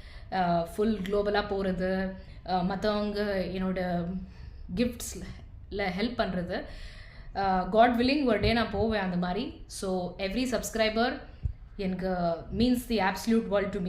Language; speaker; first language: Tamil; non-native, local second language; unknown